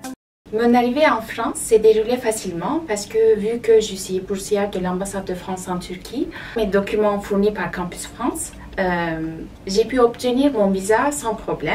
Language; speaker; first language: French; non-native, fluent; Turkish